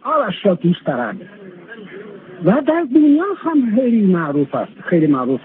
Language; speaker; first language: Persian; non-native, fluent; Chinese